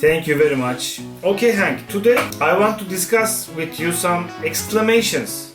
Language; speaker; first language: English; non-native, fluent; Turkish